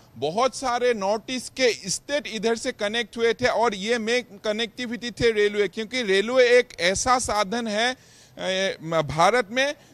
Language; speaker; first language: Hindi; non-native, local second language; Assamese